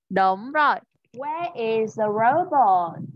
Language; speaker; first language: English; non-native, fluent; Vietnamese